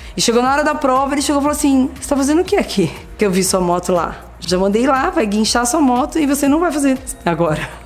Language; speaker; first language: Portuguese; native; Portuguese